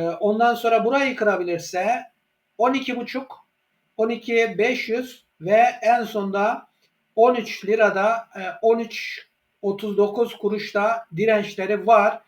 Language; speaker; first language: Turkish; native; Turkish